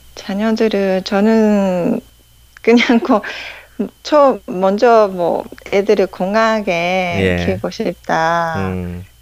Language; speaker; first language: Korean; non-native, learner; Japanese